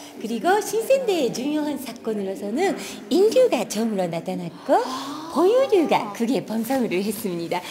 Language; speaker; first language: Korean; non-native, fluent; Japanese